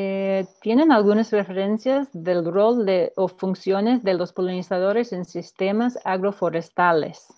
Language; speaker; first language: Spanish; non-native, fluent; English